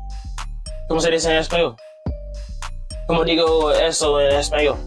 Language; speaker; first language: Spanish; non-native, learner; English